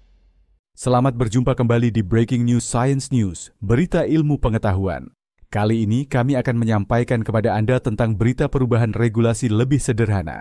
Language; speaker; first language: Indonesian; native; Indonesian